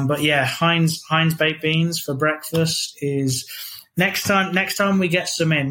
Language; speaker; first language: English; native; English